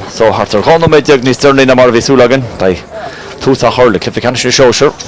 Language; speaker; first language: Irish; native; Irish